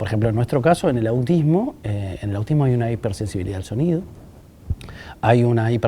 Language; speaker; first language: Spanish; native; Spanish